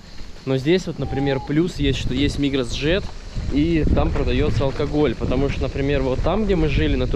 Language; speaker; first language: Russian; native; Russian